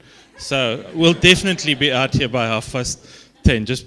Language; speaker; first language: English; non-native, local second language; Afrikaans